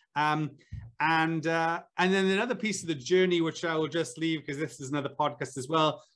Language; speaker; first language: English; native; English